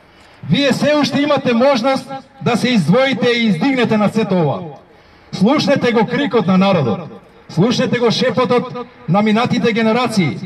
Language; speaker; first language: Macedonian; native; Macedonian